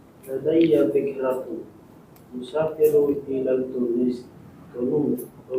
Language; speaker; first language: Arabic; non-native, learner; Filipino